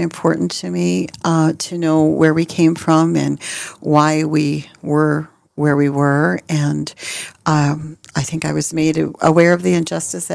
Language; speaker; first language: English; native; English